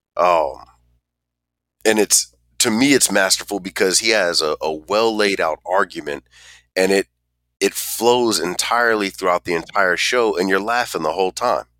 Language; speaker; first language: English; native; English